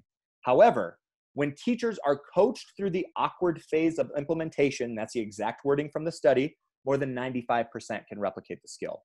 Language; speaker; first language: English; native; English